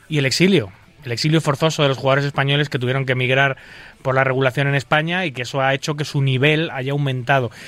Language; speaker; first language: Spanish; native; Spanish